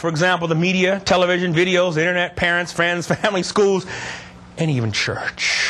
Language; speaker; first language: English; native; English